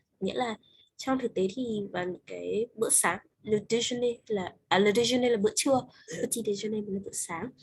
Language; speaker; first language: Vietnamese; native; Vietnamese